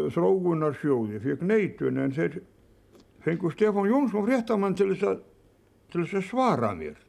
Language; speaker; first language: Icelandic; native; Icelandic